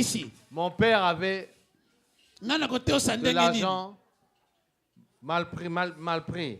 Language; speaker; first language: French; non-native, local second language; Lingala